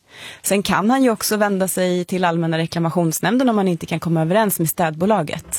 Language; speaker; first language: Swedish; native; Swedish